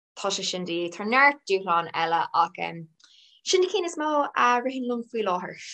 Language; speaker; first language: Irish; non-native, local second language; English